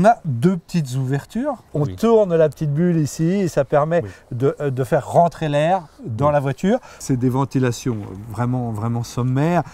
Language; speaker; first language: French; native; French